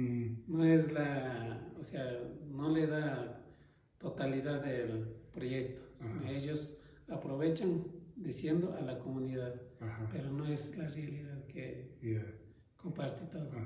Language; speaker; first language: Spanish; non-native, local second language; Quechua